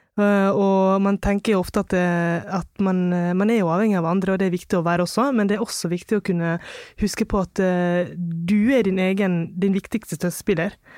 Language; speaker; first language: Norwegian; native; Norwegian